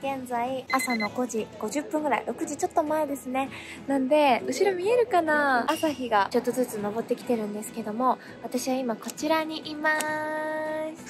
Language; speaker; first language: Japanese; native; Japanese